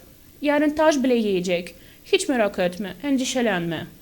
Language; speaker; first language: Turkish; non-native, fluent; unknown